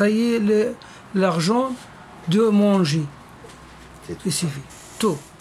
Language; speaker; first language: French; non-native, learner; Arabic